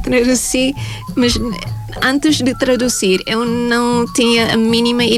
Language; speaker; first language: Portuguese; non-native, fluent; Thai